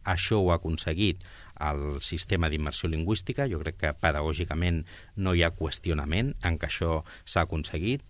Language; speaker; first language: Catalan; non-native, local second language; Spanish